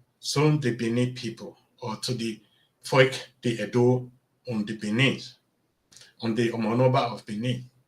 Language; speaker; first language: German; non-native, learner; Bini